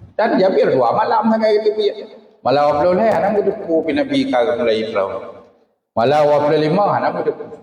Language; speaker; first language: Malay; non-native, local second language; Achinese